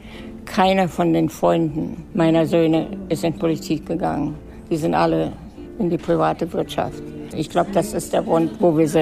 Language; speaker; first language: German; native; German